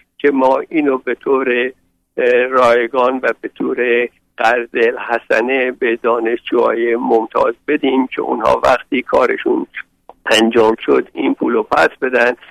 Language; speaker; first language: Persian; native; Persian